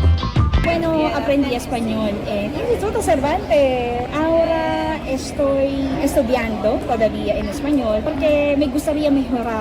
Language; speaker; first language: Spanish; non-native, learner; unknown